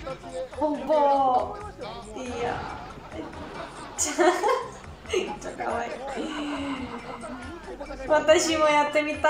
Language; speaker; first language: Japanese; non-native, learner; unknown